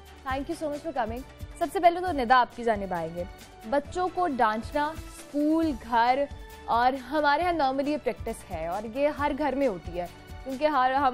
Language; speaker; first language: Urdu; native; Urdu